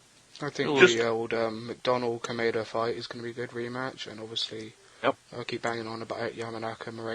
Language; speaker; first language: English; native; English